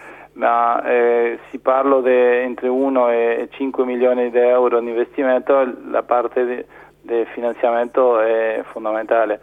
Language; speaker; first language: Italian; non-native, fluent; Spanish